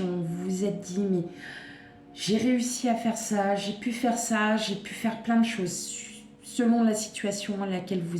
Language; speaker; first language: French; native; French